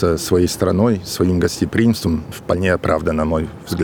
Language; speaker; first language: Russian; non-native, fluent; English